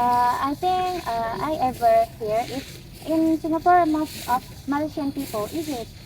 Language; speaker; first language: English; non-native, learner; Indonesian